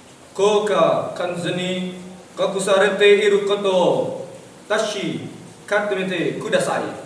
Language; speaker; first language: Japanese; non-native, learner; Indonesian